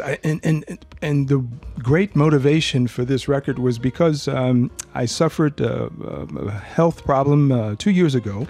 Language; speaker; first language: English; native; English